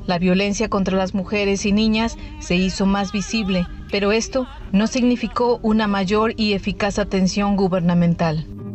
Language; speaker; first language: Spanish; native; Spanish